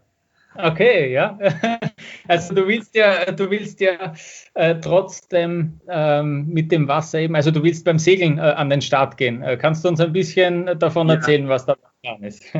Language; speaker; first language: German; native; German